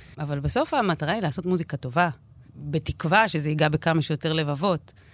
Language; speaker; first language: Hebrew; native; Hebrew